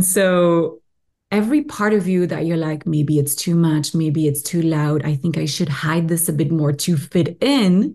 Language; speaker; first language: English; non-native, fluent; French